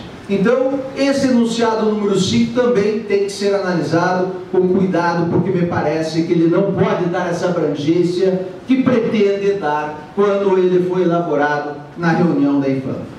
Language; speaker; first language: Portuguese; native; Portuguese